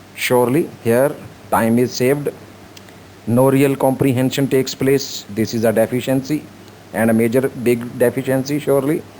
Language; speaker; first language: English; non-native, local second language; Urdu